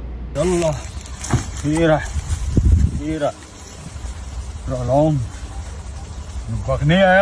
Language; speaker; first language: Arabic; native; Arabic